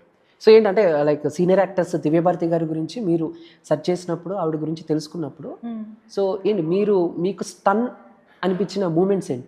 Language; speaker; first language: Telugu; native; Telugu